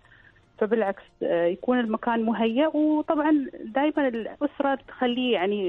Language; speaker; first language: Arabic; native; Arabic